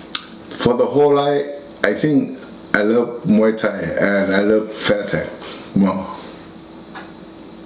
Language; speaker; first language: English; non-native, learner; Thai